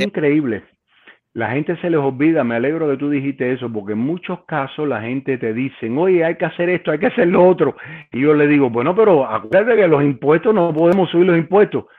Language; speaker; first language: Spanish; native; Spanish